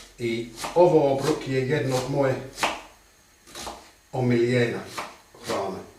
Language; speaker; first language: Bosnian; non-native, learner; English